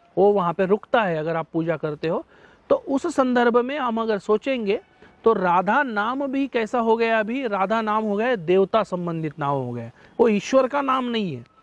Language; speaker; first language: Hindi; non-native, local second language; Marathi